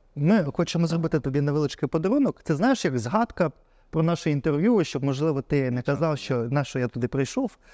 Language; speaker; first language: Ukrainian; non-native, local second language; Russian